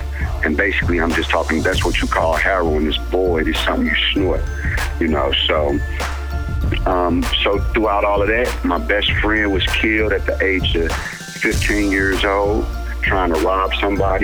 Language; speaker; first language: English; native; English